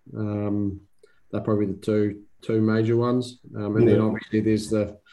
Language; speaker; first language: English; native; English